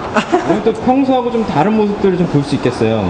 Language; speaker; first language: Korean; native; Korean